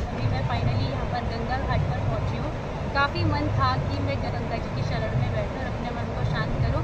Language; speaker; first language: Hindi; native; Hindi